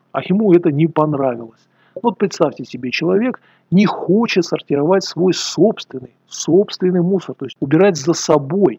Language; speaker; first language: Russian; native; Russian